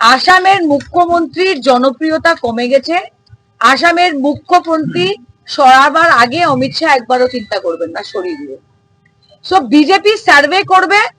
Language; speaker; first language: Bangla; native; Bangla